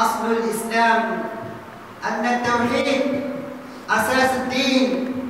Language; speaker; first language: Arabic; non-native, fluent; Fula